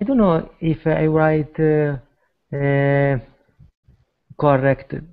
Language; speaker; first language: English; non-native, learner; Italian